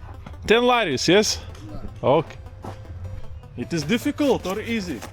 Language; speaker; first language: English; non-native, learner; Lithuanian